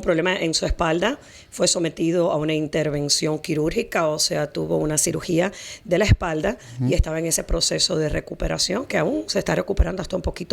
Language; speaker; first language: Spanish; native; Spanish